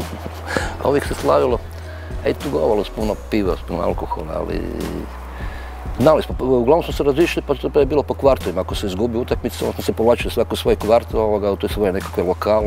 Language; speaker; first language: Croatian; native; Croatian